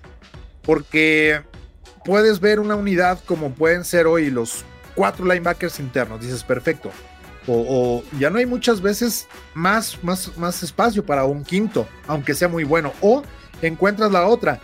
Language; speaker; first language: Spanish; native; Spanish